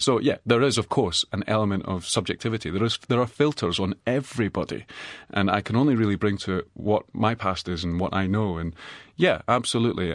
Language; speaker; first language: English; native; English